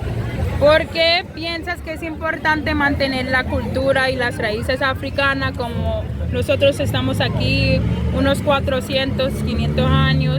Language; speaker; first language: Spanish; non-native, fluent; English